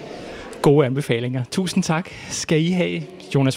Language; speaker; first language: Danish; native; Danish